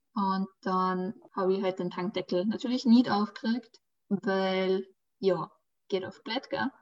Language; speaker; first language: German; early bilingual, other home language; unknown